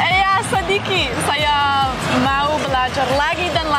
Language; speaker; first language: Indonesian; non-native, learner; English